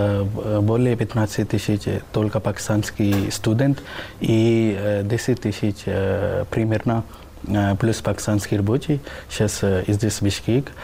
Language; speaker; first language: Russian; non-native, fluent; Urdu